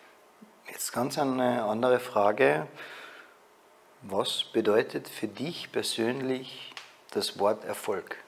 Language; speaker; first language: German; native; German